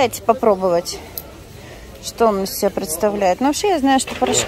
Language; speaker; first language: Russian; native; Russian